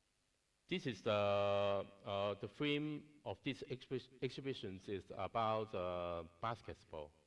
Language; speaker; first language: English; non-native, learner; Cantonese